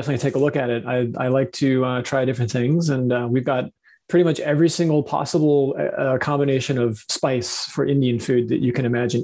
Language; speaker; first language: English; native; English